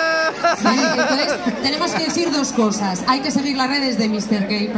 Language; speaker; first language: Spanish; native; Spanish